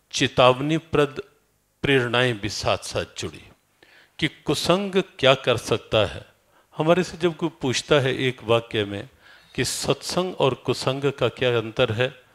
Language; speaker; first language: Hindi; native; Hindi